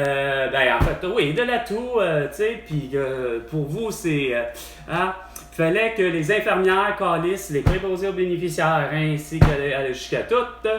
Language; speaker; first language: French; native; French